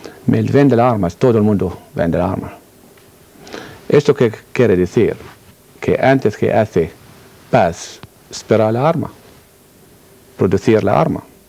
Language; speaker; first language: Spanish; non-native, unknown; Arabic